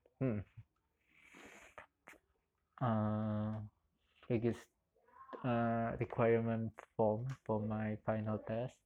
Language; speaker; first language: English; non-native, learner; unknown